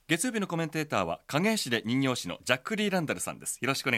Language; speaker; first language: Japanese; native; Japanese